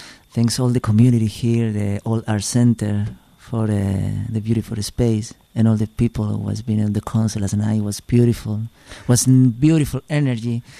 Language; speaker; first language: English; non-native, learner; Spanish